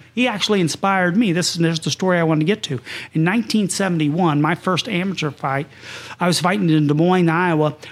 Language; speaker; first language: English; native; English